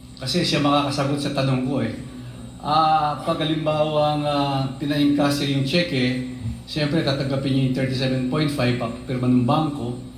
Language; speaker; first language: Filipino; native; Filipino